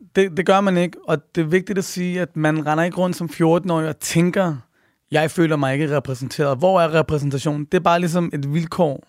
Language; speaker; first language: Danish; early bilingual, other home language; Persian